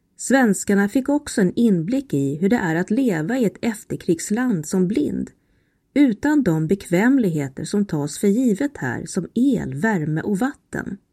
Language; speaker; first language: Swedish; native; Swedish